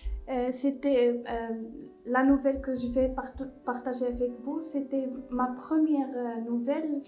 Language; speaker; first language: French; non-native, local second language; Arabic